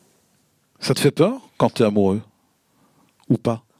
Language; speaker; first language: French; native; French